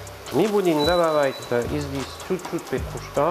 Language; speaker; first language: Russian; non-native, learner; French